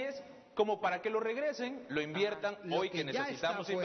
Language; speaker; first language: Spanish; native; Spanish